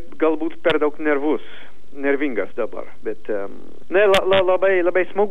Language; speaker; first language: Lithuanian; non-native, learner; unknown